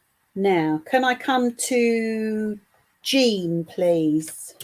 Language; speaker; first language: English; native; English